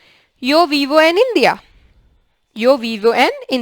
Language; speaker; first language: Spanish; non-native, learner; English